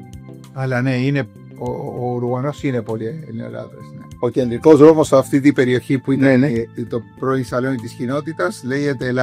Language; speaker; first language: Greek; early bilingual, heritage; Greek